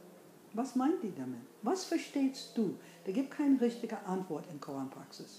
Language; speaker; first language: German; non-native, fluent; English